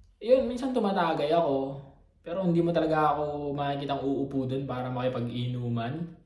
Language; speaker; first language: Filipino; native; Filipino